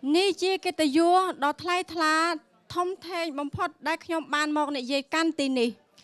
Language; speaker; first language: Khmer; non-native, local second language; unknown